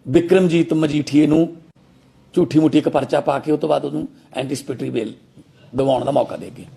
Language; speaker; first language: Hindi; non-native, local second language; Punjabi